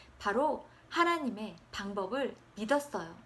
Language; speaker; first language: Korean; native; Korean